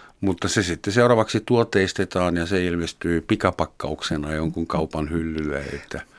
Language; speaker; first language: Finnish; non-native, fluent; German